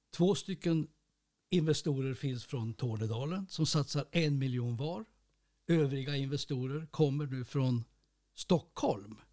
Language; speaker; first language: Swedish; native; Swedish